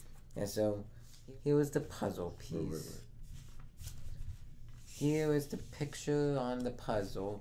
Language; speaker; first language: English; native; English